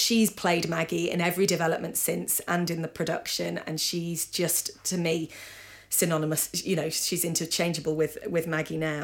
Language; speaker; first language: English; native; English